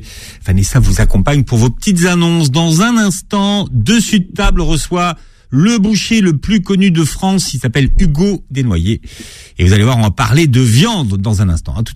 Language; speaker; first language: French; native; French